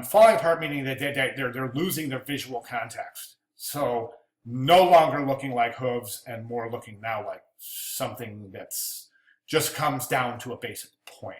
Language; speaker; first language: English; native; English